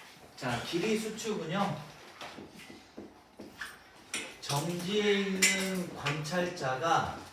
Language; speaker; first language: Korean; native; Korean